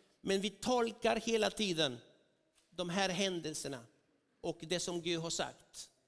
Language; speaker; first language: Swedish; non-native, fluent; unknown